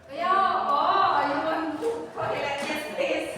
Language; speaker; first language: English; non-native, learner; Indonesian